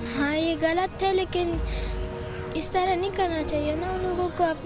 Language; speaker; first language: Hindi; early bilingual, other home language; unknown